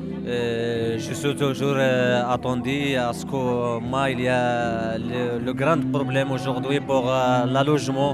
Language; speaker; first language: French; non-native, learner; Arabic